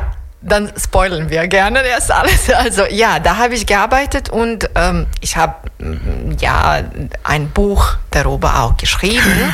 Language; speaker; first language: German; non-native, fluent; Serbian